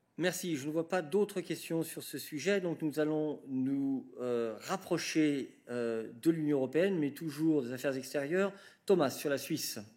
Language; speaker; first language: French; native; French